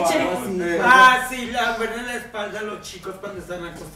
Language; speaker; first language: Spanish; native; Spanish